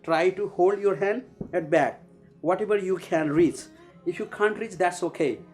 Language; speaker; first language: English; non-native, local second language; Nepali